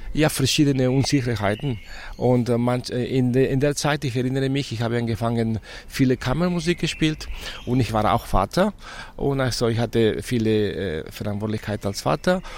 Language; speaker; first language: German; non-native, fluent; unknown